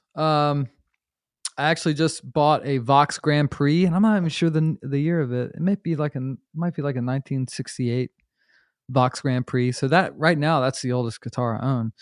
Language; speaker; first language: English; native; English